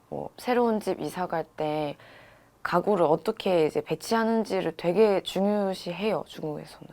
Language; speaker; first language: Korean; non-native, fluent; Chinese